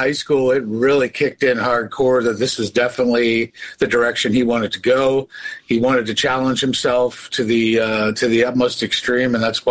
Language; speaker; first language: English; native; English